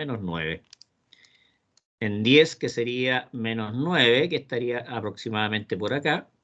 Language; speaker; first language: Spanish; native; Spanish